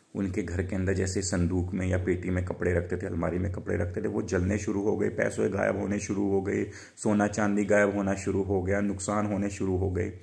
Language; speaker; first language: Hindi; native; Hindi